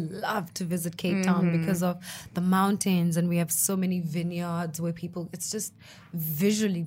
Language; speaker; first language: English; non-native, local second language; Xhosa